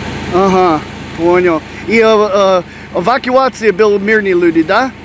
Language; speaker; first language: Russian; non-native, learner; English